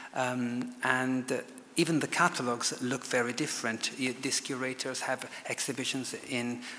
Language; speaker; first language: English; non-native, fluent; Italian